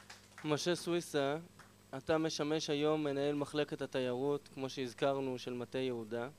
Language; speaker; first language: Hebrew; native; Hebrew